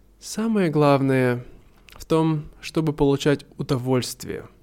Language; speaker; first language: Russian; native; Russian